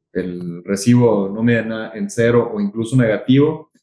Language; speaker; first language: Spanish; native; Spanish